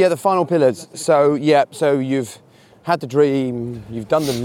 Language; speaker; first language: English; native; English